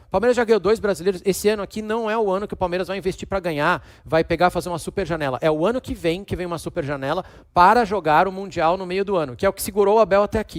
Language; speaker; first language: Portuguese; native; Portuguese